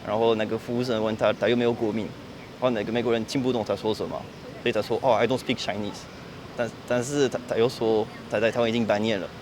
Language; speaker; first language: Chinese; non-native, learner; French